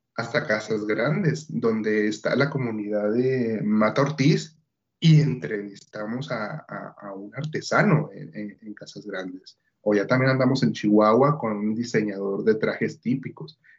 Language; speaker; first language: Spanish; native; Spanish